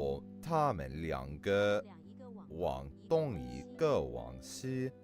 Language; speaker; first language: Chinese; non-native, learner; English